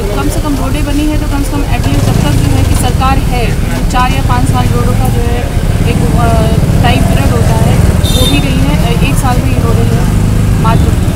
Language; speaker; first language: Hindi; native; Hindi